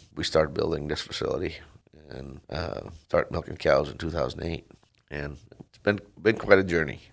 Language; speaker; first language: English; non-native, fluent; Dutch